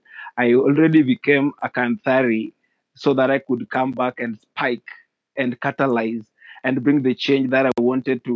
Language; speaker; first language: English; non-native, local second language; Luo (Kenya and Tanzania)